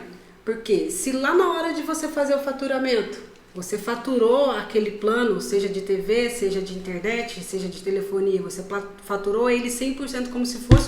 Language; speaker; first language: Portuguese; native; Portuguese